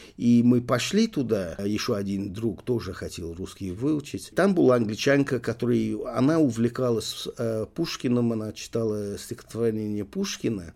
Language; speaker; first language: Russian; non-native, fluent; English